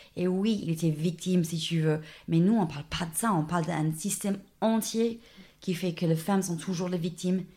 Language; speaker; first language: French; non-native, fluent; English